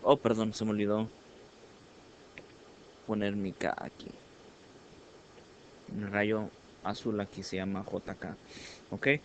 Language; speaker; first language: Spanish; early bilingual, heritage; Spanish